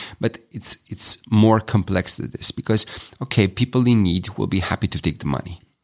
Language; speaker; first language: English; non-native, fluent; Romanian